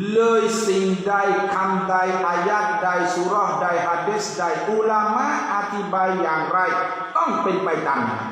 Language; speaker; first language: Thai; non-native, local second language; Pattani Malay